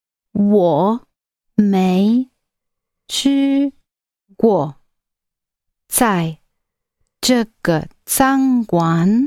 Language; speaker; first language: Chinese; non-native, learner; English